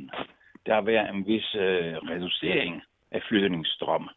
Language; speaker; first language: Danish; non-native, fluent; Italian